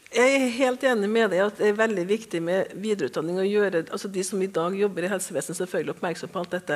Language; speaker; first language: Norwegian; native; Norwegian